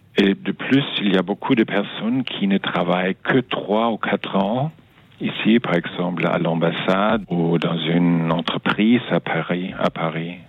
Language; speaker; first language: French; non-native, fluent; German